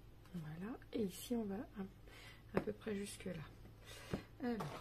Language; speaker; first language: French; native; French